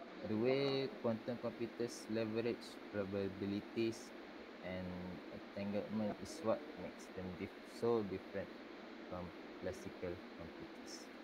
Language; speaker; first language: English; non-native, local second language; Malay